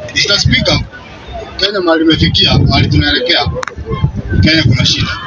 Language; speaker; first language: Swahili; non-native, local second language; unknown